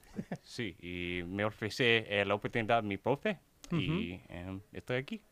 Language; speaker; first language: Spanish; non-native, learner; English